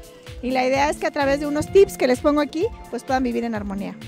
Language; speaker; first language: Spanish; native; Spanish